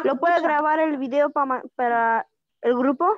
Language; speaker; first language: Spanish; native; Spanish